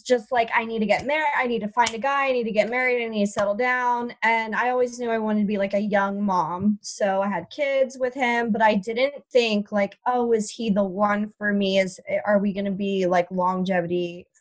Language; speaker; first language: English; native; English